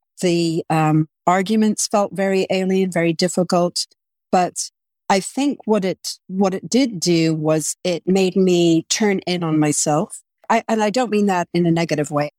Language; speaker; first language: English; native; English